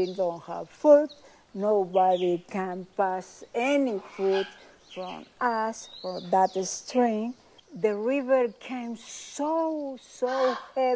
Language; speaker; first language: English; non-native, learner; Spanish